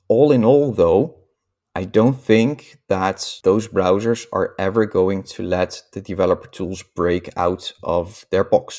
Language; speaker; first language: English; non-native, fluent; Dutch